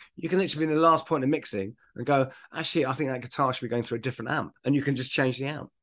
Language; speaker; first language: English; native; English